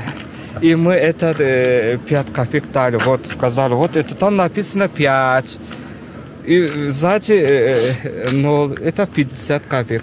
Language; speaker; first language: Russian; non-native, local second language; Azerbaijani